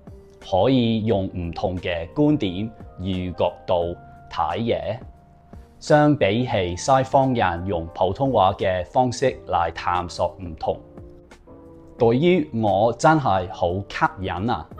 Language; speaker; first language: Cantonese; non-native, fluent; English